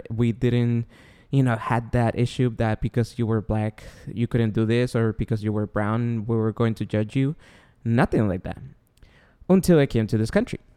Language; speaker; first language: English; non-native, fluent; Spanish